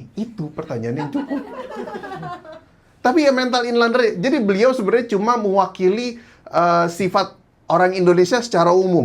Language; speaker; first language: Indonesian; native; Indonesian